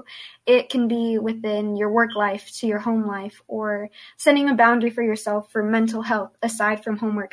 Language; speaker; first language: English; early bilingual, other home language; Spanish